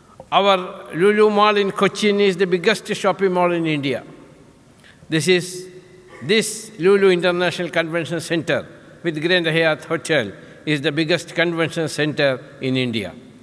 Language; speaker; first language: English; non-native, local second language; Malayalam